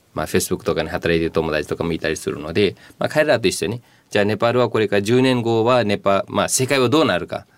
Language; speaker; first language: Japanese; non-native, fluent; Nepali